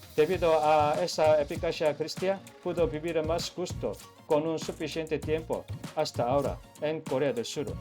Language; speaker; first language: Spanish; non-native, learner; Korean